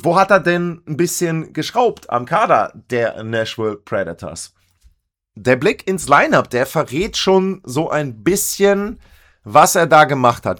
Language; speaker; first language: German; native; German